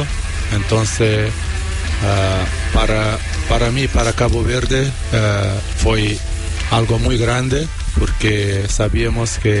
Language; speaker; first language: Spanish; non-native, learner; Kabuverdianu